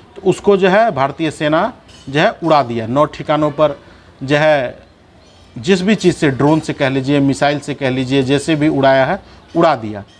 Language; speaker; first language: Hindi; native; Hindi